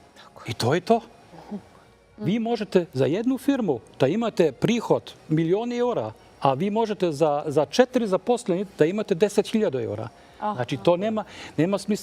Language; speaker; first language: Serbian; non-native, learner; German